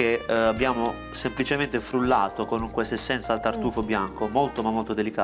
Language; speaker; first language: Italian; native; Italian